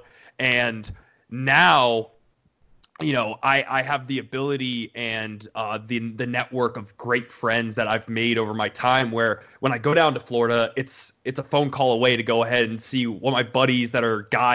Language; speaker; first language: English; native; English